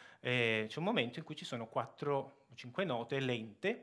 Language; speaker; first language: Italian; native; Italian